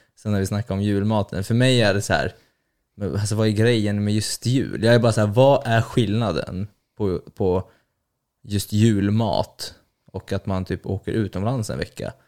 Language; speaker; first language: Swedish; early bilingual, other home language; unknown